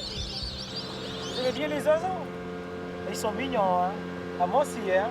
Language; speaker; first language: French; non-native, local second language; Wolof